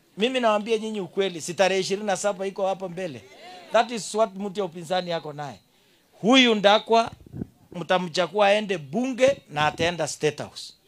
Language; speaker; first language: Swahili; non-native, local second language; Kalenjin